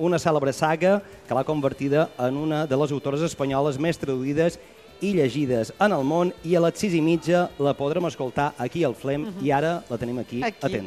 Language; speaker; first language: Catalan; native; Catalan